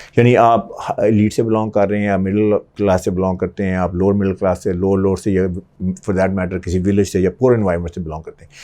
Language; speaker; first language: Urdu; native; Urdu